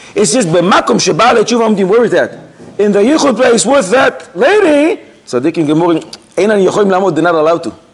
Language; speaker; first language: English; native; English